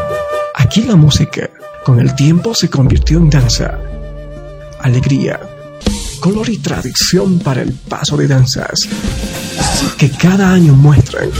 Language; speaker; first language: Spanish; native; Spanish